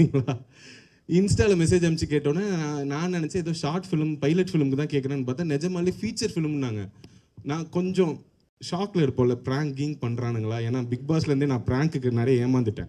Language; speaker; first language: Tamil; native; Tamil